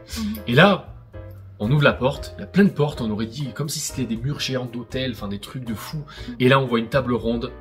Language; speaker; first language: French; native; French